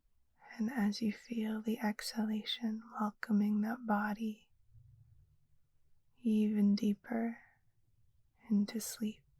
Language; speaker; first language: English; native; English